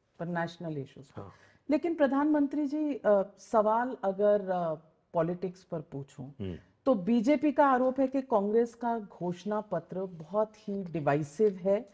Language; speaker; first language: Hindi; native; Hindi